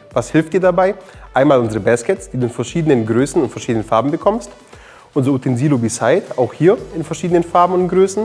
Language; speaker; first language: German; native; German